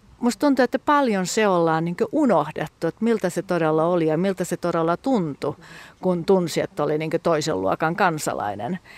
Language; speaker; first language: Finnish; early bilingual, heritage; Finnish